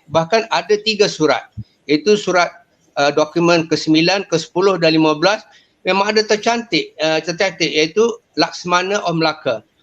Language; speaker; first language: Malay; native; Malay